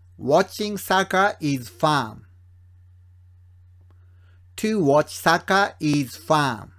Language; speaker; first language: English; non-native, fluent; Japanese